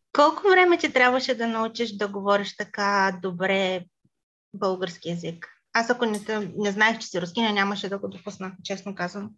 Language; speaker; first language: Bulgarian; native; Bulgarian